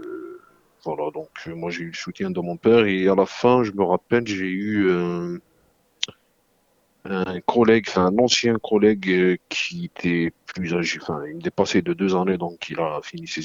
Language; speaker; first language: French; non-native, local second language; Arabic